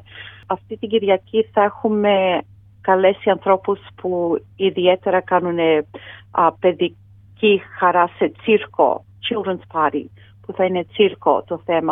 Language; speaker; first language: Greek; early bilingual, heritage; Greek